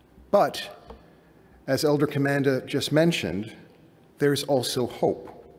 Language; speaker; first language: English; native; English